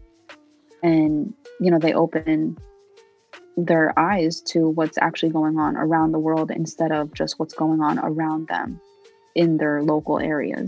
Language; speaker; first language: English; early bilingual, other home language; Arabic